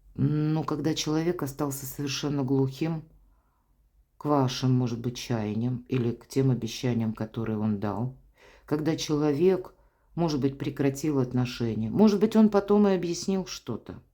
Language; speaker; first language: Russian; native; Russian